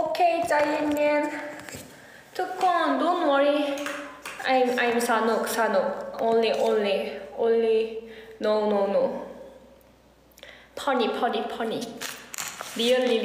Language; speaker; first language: English; non-native, learner; Korean